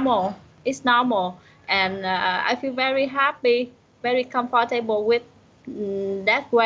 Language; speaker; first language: English; non-native, learner; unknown